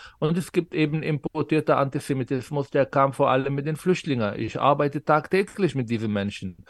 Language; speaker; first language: German; non-native, fluent; Arabic